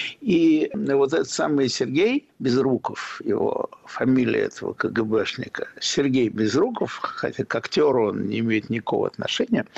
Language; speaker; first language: Russian; native; Russian